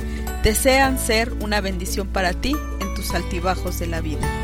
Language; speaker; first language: Spanish; native; Spanish